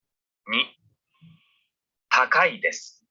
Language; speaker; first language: Japanese; non-native, learner; French